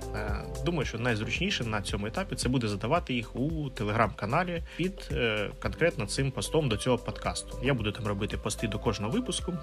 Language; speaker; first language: Ukrainian; non-native, local second language; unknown